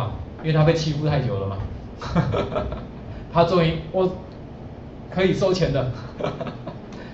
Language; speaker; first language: Chinese; native; Chinese